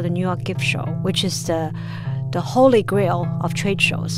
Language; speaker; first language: English; non-native, fluent; Chinese